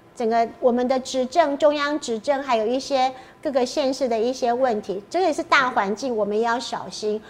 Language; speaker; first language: Chinese; native; Chinese